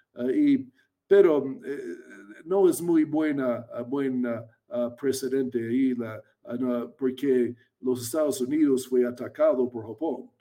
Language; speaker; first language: Spanish; non-native, fluent; English